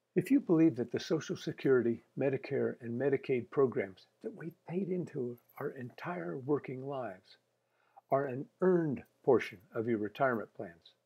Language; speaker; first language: English; native; English